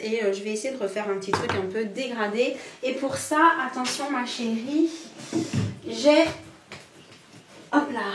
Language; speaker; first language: French; native; French